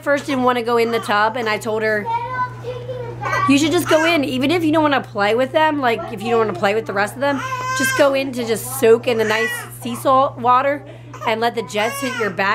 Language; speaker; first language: English; native; English